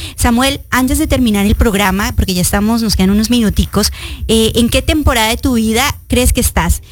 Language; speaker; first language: Spanish; native; Spanish